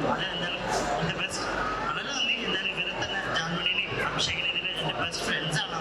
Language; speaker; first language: Malayalam; native; Malayalam